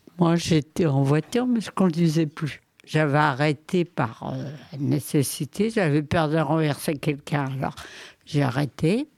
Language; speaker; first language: French; native; French